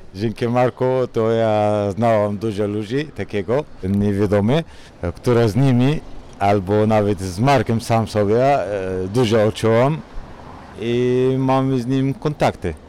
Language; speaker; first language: Polish; non-native, learner; Arabic